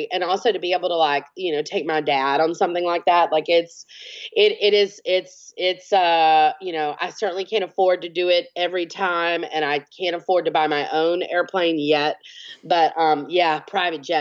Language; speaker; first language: English; native; English